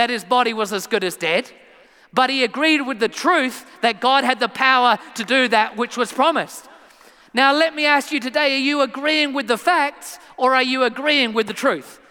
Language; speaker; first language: English; native; English